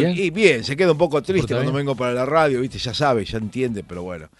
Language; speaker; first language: Spanish; native; Spanish